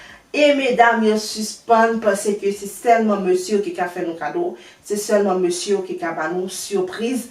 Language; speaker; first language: French; non-native, learner; Haitian Creole